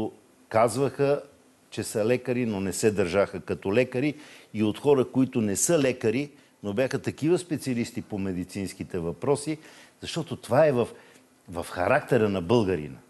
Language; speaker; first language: Bulgarian; native; Bulgarian